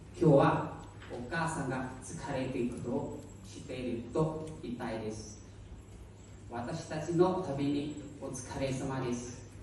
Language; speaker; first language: Japanese; non-native, learner; Hmong